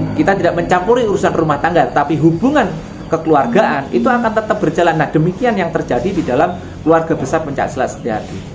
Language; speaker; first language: Indonesian; non-native, local second language; Sundanese